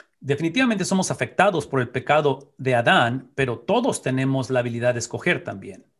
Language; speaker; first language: Spanish; native; Spanish